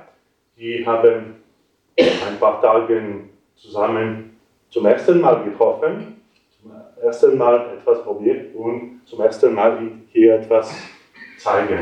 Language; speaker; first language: German; non-native, local second language; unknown